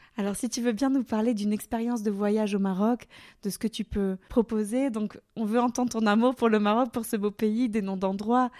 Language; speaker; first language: French; native; French